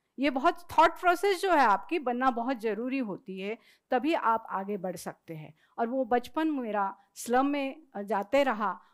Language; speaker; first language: Hindi; non-native, local second language; Marathi